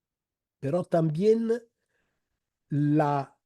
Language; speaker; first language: Spanish; non-native, fluent; Italian